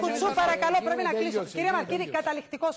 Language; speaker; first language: Greek; native; Greek